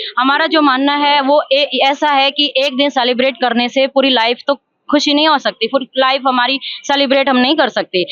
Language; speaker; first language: Hindi; native; Hindi